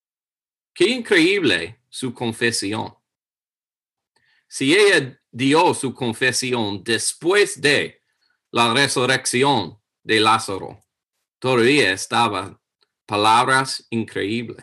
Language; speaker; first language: Spanish; non-native, fluent; English